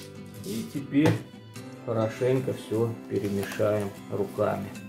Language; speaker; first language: Russian; native; Russian